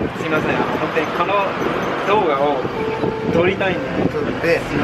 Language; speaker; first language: Japanese; non-native, fluent; English